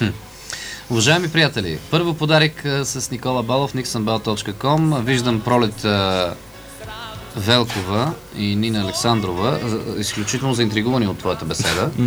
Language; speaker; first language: Bulgarian; native; Bulgarian